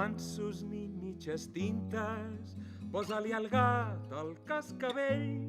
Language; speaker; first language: Catalan; native; Catalan